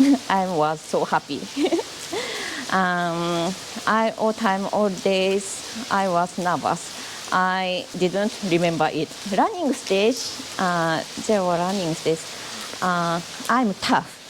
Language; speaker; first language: English; non-native, learner; Japanese